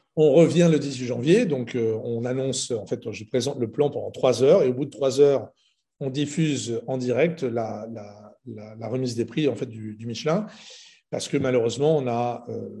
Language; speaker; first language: French; non-native, local second language; Arabic